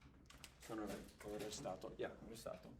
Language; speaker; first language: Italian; non-native, fluent; English